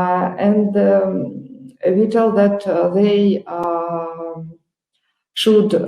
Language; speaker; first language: English; non-native, learner; Russian